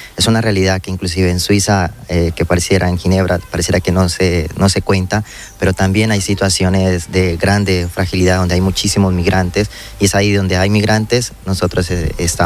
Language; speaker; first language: Spanish; native; Spanish